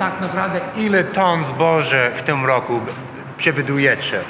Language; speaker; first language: Polish; non-native, learner; English